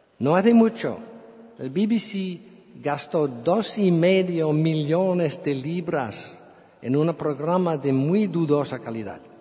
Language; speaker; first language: Spanish; non-native, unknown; English